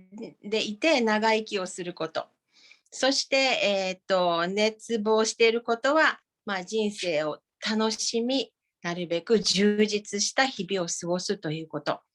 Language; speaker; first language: Japanese; non-native, fluent; Finnish